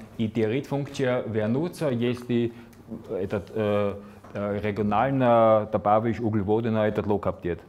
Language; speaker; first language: Russian; non-native, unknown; Slovenian